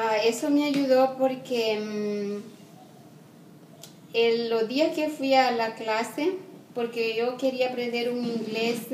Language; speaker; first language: Spanish; native; Spanish